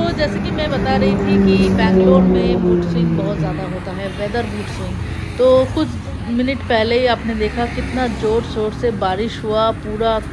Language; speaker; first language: Hindi; non-native, local second language; Bangla